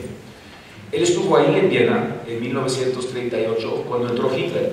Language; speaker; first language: Spanish; non-native, fluent; English